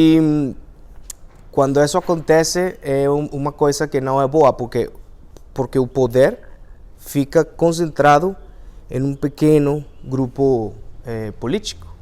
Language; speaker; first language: Portuguese; non-native, fluent; Spanish